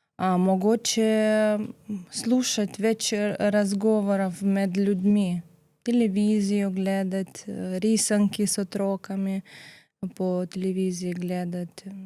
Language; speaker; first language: Slovenian; non-native, learner; Ukrainian